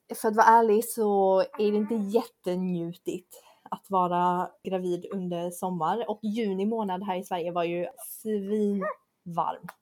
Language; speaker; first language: Swedish; native; Swedish